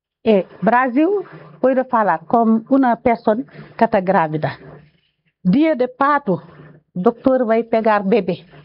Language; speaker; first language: Portuguese; non-native, learner; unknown